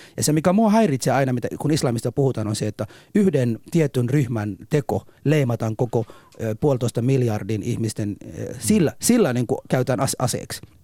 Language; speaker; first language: Finnish; non-native, fluent; Somali